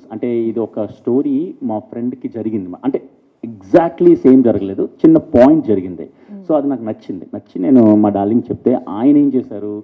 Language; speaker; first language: Telugu; early bilingual, heritage; English